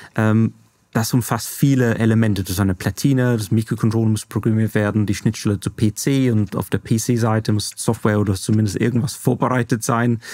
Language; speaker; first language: German; non-native, fluent; English